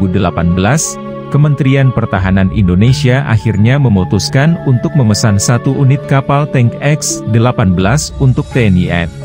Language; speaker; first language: Indonesian; native; Indonesian